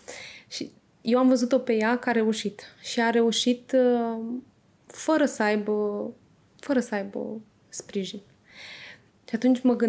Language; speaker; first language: Romanian; native; Romanian